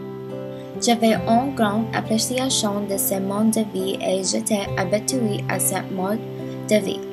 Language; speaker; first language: French; non-native, learner; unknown